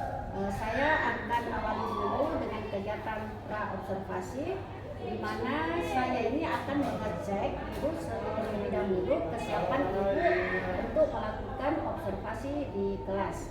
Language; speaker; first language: Indonesian; native; Indonesian